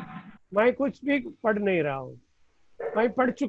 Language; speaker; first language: Hindi; non-native, learner; Tamil